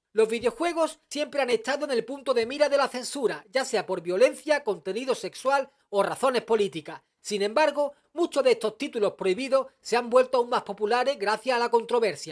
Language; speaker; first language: Spanish; native; Spanish